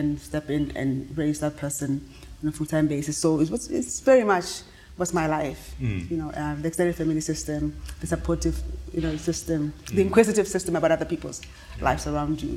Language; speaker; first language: English; non-native, local second language; Tswana